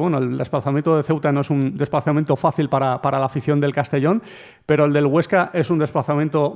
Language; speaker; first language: Spanish; native; Spanish